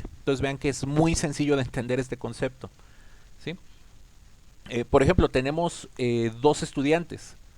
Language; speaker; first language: Spanish; native; Spanish